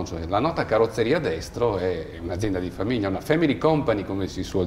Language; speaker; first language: Italian; native; Italian